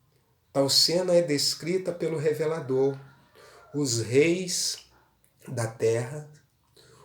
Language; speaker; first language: Portuguese; native; Portuguese